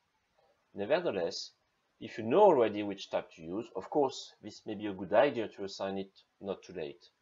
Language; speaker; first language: English; non-native, fluent; French